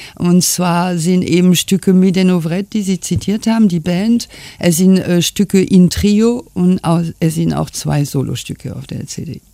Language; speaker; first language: German; non-native, fluent; French